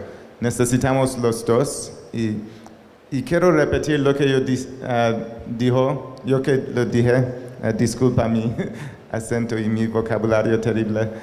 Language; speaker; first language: Spanish; non-native, learner; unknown